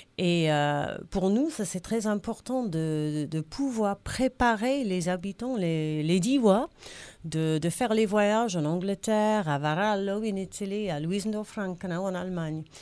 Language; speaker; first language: French; non-native, fluent; English